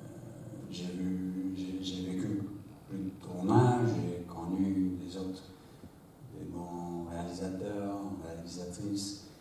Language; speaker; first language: French; non-native, fluent; English